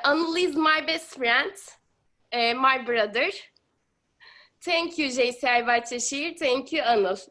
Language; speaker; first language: English; non-native, learner; Turkish